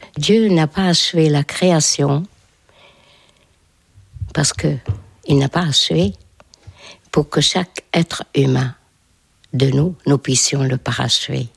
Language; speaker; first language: French; non-native, fluent; Hungarian